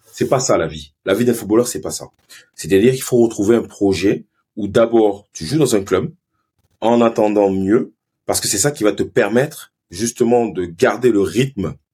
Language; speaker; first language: French; early bilingual, other home language; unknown